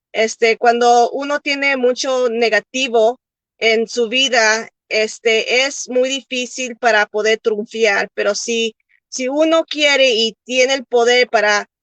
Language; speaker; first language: Spanish; early bilingual, heritage; Spanish